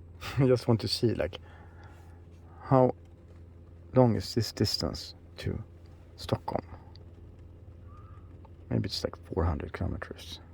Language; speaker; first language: English; non-native, fluent; Swedish